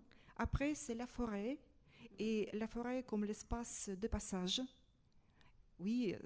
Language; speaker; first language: French; non-native, fluent; Russian